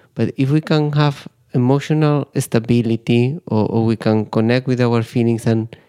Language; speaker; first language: English; non-native, fluent; Spanish